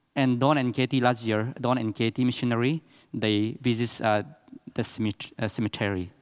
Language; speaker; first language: English; non-native, learner; Burmese